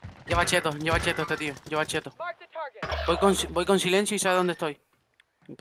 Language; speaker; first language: Spanish; native; Spanish